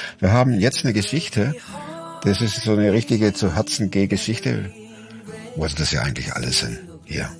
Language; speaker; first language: German; native; German